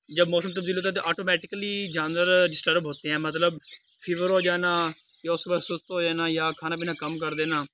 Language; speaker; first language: Urdu; non-native, local second language; Punjabi